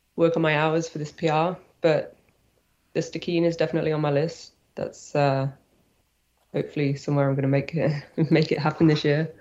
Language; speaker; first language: English; native; English